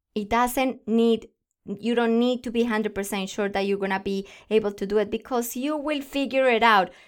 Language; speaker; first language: English; non-native, fluent; Spanish